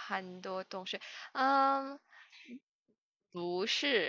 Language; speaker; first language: Chinese; non-native, learner; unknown